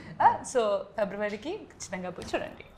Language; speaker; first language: Telugu; non-native, learner; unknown